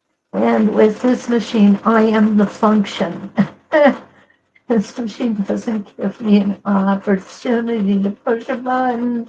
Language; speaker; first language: English; native; English